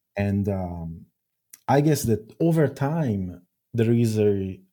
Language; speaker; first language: English; non-native, fluent; Italian